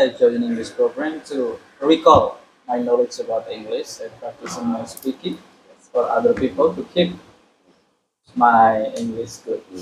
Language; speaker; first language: English; non-native, local second language; Indonesian